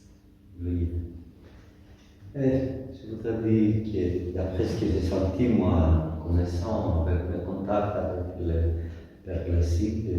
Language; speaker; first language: French; non-native, fluent; Greek